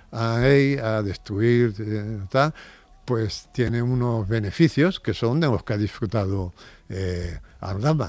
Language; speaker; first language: Spanish; native; Spanish